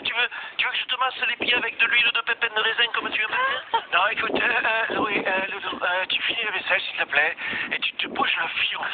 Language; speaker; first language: French; native; French